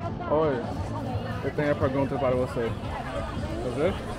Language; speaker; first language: Portuguese; non-native, learner; English